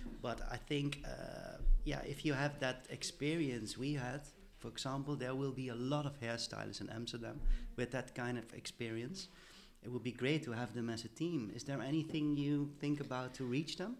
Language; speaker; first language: English; non-native, fluent; Dutch